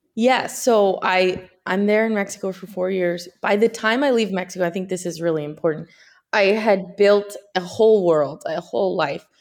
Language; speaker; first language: English; early bilingual, other home language; Spanish